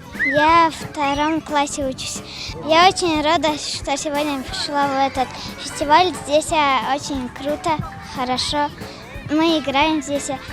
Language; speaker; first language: Russian; non-native, learner; Tajik